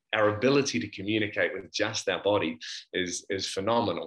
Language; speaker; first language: English; native; English